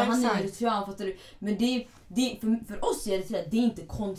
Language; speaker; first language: Swedish; early bilingual, other home language; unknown